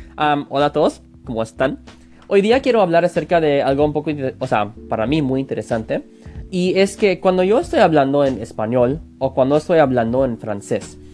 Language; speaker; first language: Spanish; non-native, fluent; English